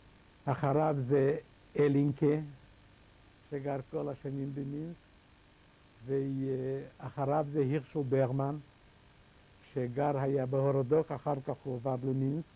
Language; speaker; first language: Hebrew; non-native, fluent; Yiddish